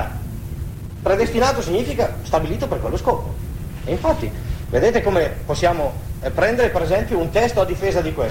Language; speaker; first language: Italian; native; Italian